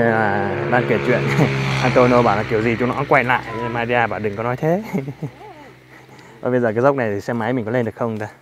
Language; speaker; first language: Vietnamese; native; Vietnamese